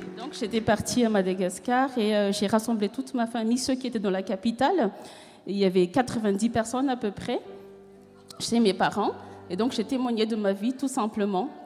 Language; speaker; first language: French; non-native, local second language; Malagasy